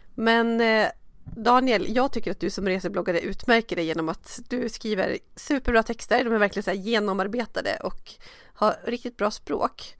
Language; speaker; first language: Swedish; native; Swedish